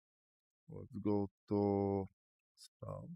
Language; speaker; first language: English; non-native, learner; Slovak